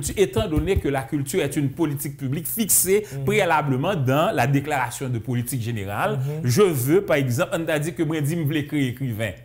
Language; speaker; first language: French; native; French